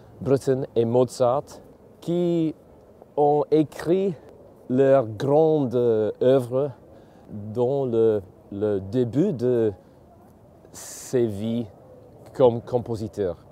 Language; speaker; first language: French; non-native, fluent; English